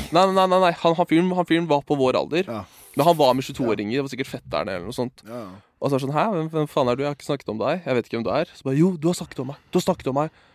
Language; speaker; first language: Norwegian; native; Norwegian